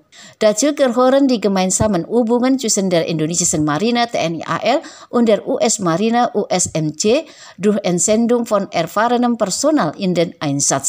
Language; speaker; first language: German; non-native, fluent; Indonesian